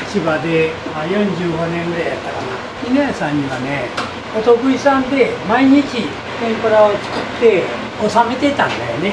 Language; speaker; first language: Japanese; native; Japanese